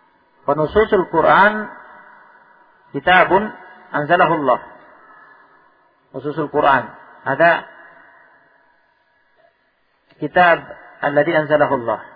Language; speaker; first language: Arabic; non-native, fluent; Indonesian